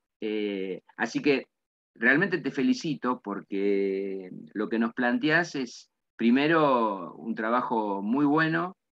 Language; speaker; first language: Spanish; native; Spanish